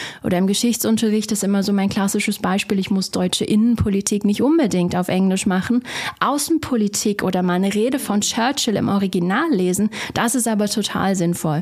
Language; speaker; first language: German; native; German